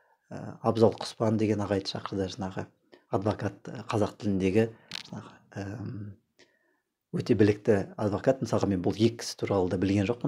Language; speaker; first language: Kazakh; native; Kazakh